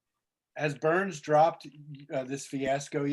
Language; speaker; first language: English; native; English